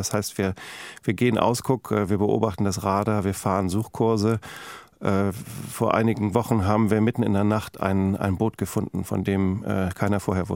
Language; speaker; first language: German; native; German